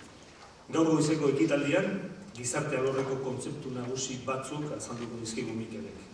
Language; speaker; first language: Basque; native; Basque